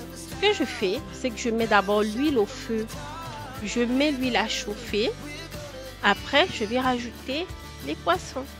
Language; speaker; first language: French; non-native, local second language; Lingala